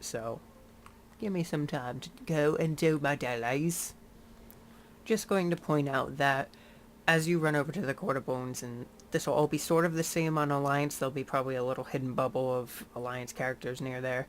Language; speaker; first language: English; native; English